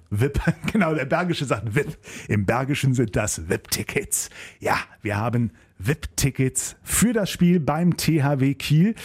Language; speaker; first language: German; native; German